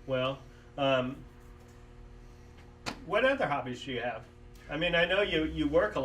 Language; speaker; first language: English; native; English